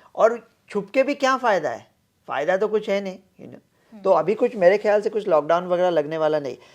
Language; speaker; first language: Hindi; non-native, local second language; Marathi